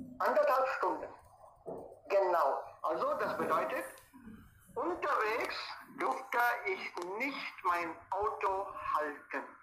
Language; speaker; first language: German; non-native, fluent; Hindi